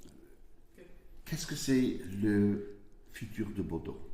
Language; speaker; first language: French; non-native, learner; English